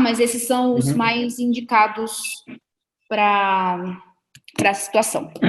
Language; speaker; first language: Portuguese; native; Portuguese